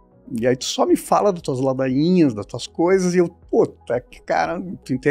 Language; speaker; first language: Portuguese; native; Portuguese